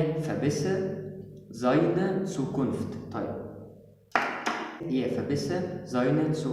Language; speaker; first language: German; non-native, fluent; Arabic